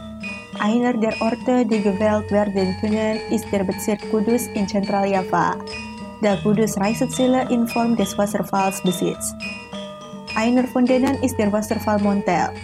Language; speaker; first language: German; non-native, fluent; Indonesian